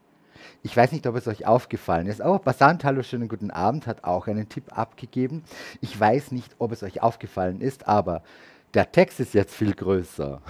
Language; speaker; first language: German; native; German